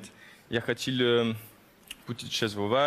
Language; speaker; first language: Russian; early bilingual, heritage; French